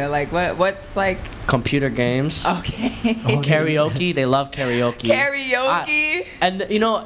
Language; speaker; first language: English; native; English